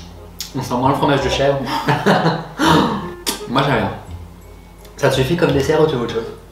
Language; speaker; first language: French; native; French